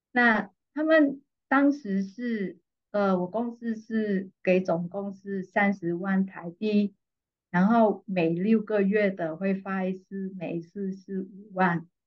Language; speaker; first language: Chinese; non-native, fluent; Vietnamese